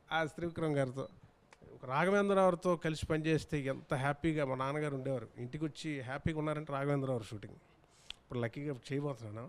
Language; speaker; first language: Telugu; native; Telugu